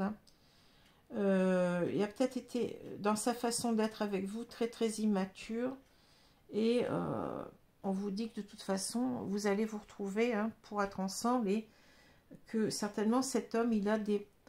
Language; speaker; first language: French; native; French